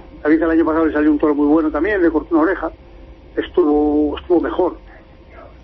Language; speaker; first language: Spanish; native; Spanish